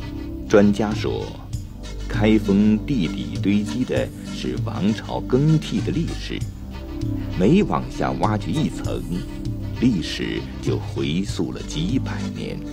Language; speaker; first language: Chinese; native; Chinese